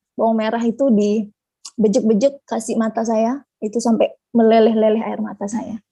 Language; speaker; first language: Indonesian; native; Indonesian